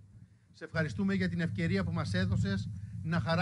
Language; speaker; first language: Greek; native; Greek